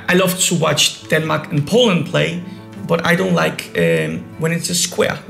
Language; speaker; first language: English; non-native, fluent; Polish